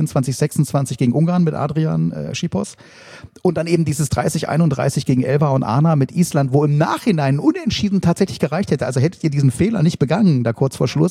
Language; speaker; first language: German; native; German